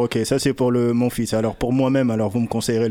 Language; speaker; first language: French; native; French